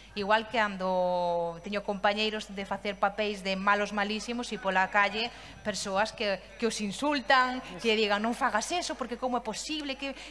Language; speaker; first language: Galician; native; Galician